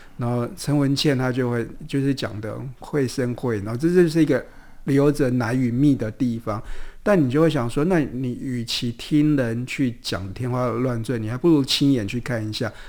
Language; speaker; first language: Chinese; native; Chinese